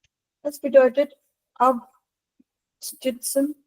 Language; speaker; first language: German; non-native, learner; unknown